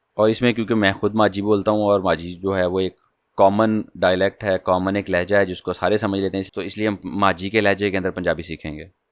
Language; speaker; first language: Urdu; non-native, local second language; Punjabi